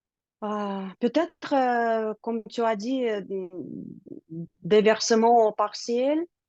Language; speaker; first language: French; non-native, learner; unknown